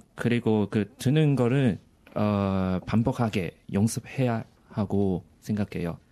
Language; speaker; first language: Korean; non-native, learner; Chinese